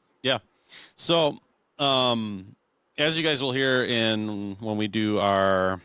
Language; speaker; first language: English; native; English